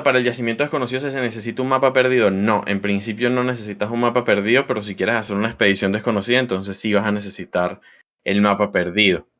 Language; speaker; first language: Spanish; native; Spanish